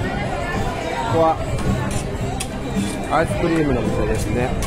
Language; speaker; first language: Japanese; native; Japanese